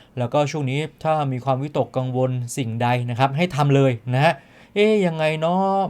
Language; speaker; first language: Thai; native; Thai